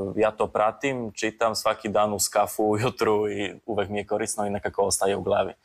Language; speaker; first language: Serbian; non-native, fluent; Polish